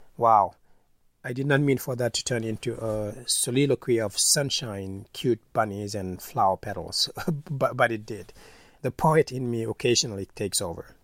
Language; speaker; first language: English; non-native, fluent; Wolof